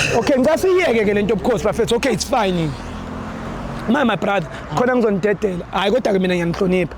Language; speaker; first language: Zulu; native; Zulu